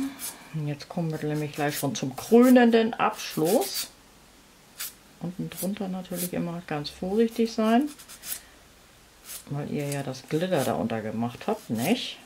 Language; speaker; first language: German; native; German